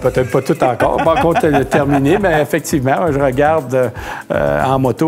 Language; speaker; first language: French; native; French